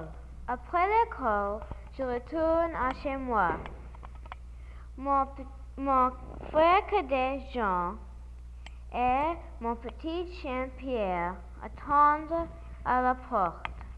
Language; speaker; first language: French; non-native, learner; English